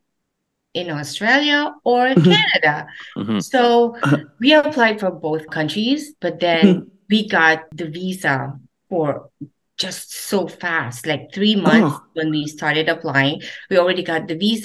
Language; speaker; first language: English; non-native, local second language; Filipino